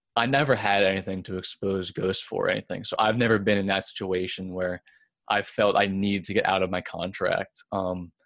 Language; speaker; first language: English; native; English